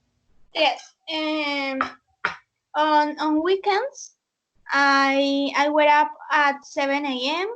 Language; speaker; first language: English; non-native, learner; Spanish